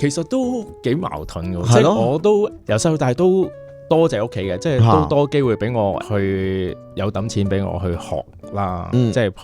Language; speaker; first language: Cantonese; native; Cantonese